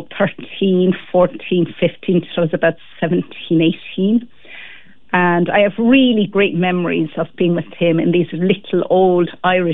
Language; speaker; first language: English; native; English